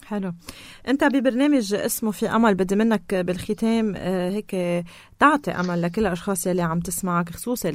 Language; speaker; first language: Arabic; native; Arabic